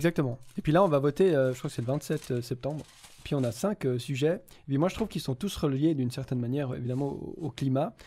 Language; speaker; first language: French; native; French